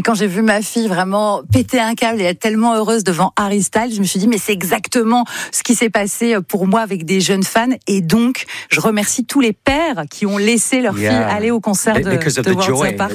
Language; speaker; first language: French; native; French